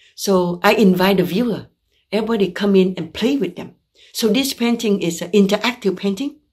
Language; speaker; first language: English; non-native, fluent; Vietnamese